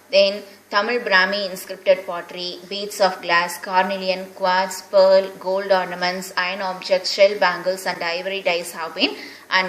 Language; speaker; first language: English; non-native, local second language; Tamil